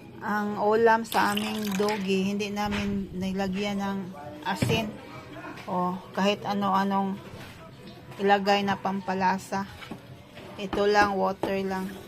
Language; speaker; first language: Filipino; non-native, local second language; Cebuano